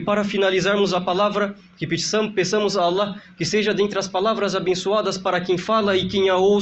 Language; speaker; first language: Portuguese; native; Portuguese